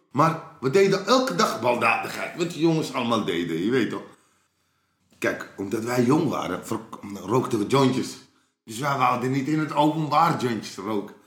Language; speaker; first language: Dutch; early bilingual, other home language; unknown